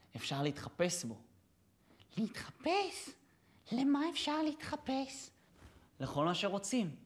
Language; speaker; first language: Hebrew; native; Hebrew